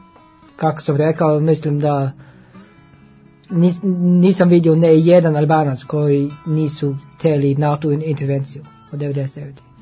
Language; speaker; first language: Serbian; non-native, learner; Norwegian